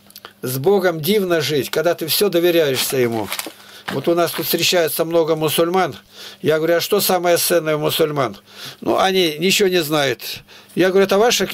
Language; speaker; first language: Russian; native; Russian